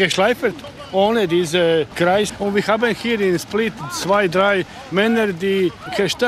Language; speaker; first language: German; non-native, learner; Croatian